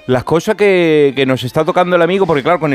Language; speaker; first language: Spanish; native; Spanish